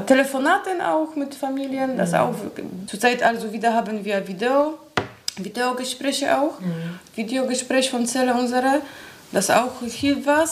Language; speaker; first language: German; non-native, learner; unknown